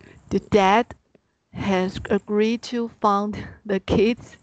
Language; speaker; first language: English; non-native, learner; Chinese